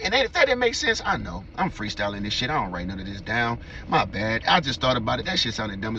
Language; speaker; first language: English; native; English